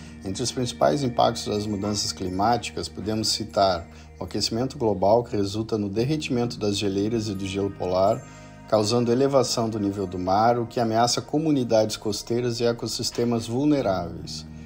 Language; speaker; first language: Portuguese; native; Portuguese